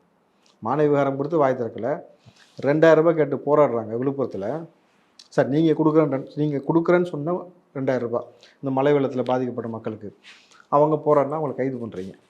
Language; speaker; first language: Tamil; native; Tamil